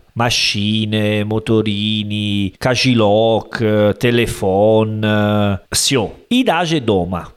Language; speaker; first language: Russian; non-native, learner; Italian